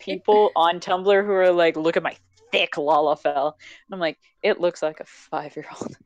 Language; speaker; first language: English; native; English